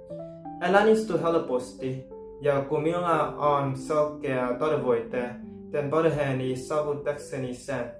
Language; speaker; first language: Finnish; non-native, fluent; Vietnamese